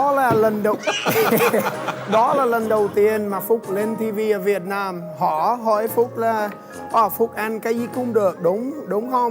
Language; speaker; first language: Vietnamese; non-native, learner; English